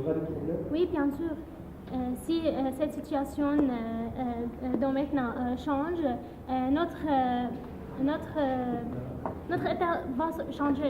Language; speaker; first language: French; non-native, learner; Arabic